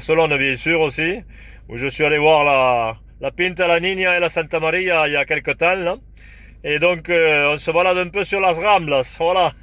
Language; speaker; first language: French; native; French